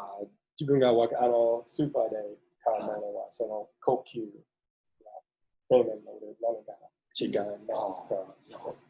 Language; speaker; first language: Japanese; non-native, fluent; English